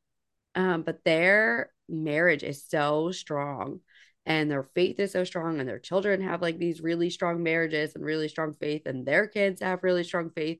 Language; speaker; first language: English; native; English